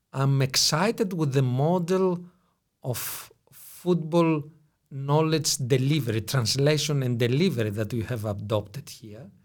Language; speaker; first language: English; non-native, fluent; Greek